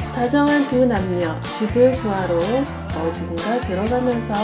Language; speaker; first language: Korean; native; Korean